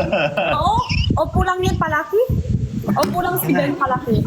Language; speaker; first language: Filipino; non-native, learner; Chinese